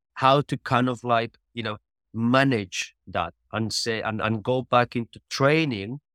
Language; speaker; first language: English; non-native, fluent; Spanish